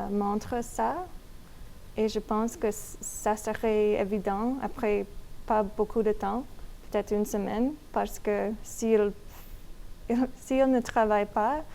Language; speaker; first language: French; non-native, learner; English